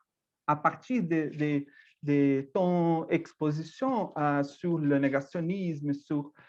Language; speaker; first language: French; non-native, fluent; Portuguese